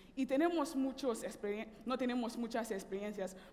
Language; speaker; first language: Spanish; non-native, fluent; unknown